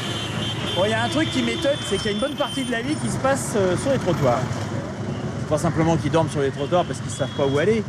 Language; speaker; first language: French; native; French